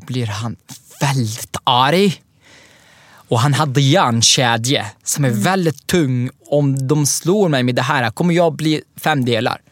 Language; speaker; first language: Swedish; non-native, fluent; Arabic